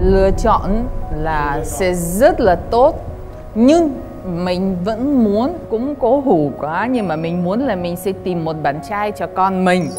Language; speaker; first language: Vietnamese; non-native, fluent; French